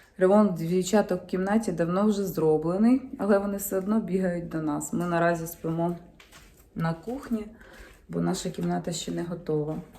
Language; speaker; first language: Ukrainian; native; Ukrainian